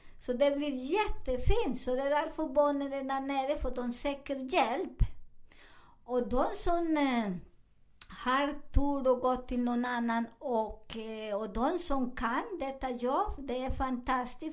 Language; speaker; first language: Swedish; non-native, fluent; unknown